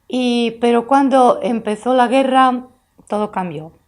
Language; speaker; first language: Spanish; early bilingual, heritage; Spanish